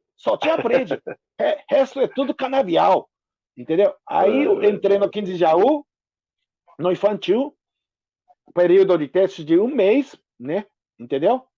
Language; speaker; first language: Portuguese; non-native, fluent; Japanese